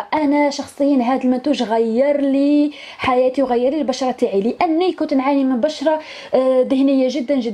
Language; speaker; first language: Arabic; native; Arabic